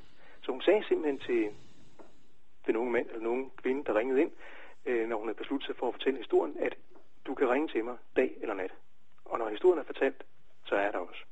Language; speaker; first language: Danish; native; Danish